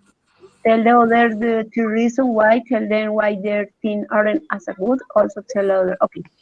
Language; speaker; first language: English; non-native, learner; Spanish